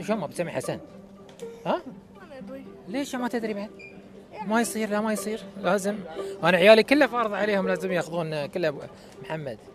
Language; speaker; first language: Arabic; native; Arabic